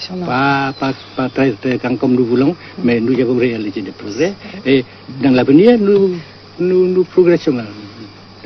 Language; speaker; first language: French; non-native, fluent; Vietnamese